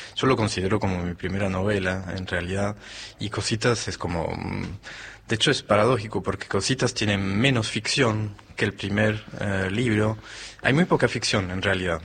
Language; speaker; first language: Spanish; non-native, fluent; French